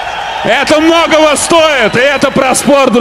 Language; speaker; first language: Russian; native; Russian